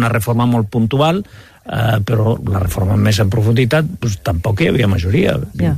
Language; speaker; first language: Catalan; non-native, local second language; Spanish